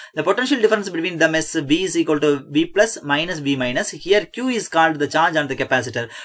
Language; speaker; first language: English; non-native, local second language; Tamil